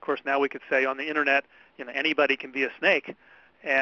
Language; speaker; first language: English; native; English